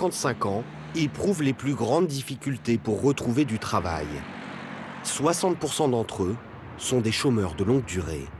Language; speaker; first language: French; native; French